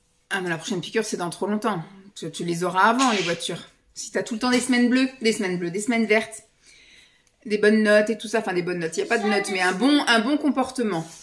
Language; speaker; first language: French; native; French